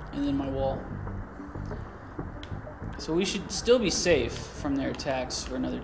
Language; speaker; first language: English; native; English